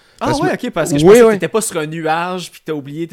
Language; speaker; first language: French; native; French